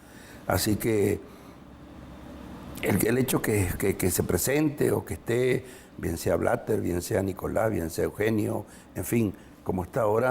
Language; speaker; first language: Spanish; native; Spanish